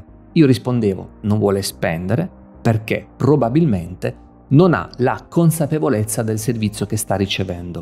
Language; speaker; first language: Italian; native; Italian